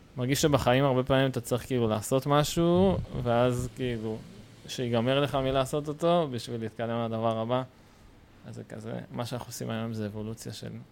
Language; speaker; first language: Hebrew; native; Hebrew